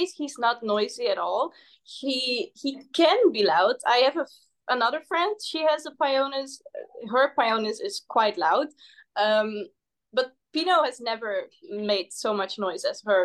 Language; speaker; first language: English; non-native, fluent; Dutch